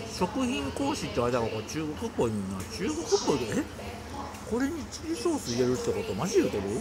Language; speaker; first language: Japanese; native; Japanese